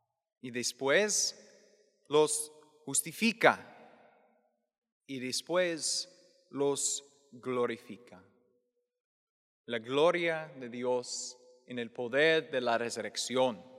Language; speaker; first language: Spanish; non-native, fluent; English